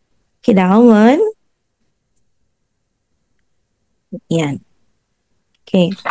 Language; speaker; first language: Korean; non-native, fluent; Filipino